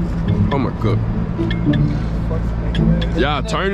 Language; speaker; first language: English; native; English